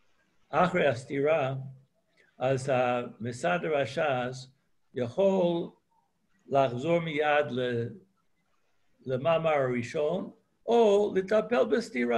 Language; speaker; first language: Hebrew; non-native, fluent; English